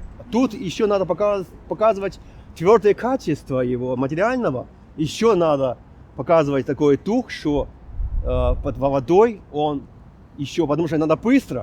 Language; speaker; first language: Russian; non-native, fluent; Chinese